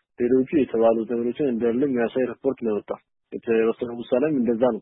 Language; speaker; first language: Amharic; non-native, local second language; Somali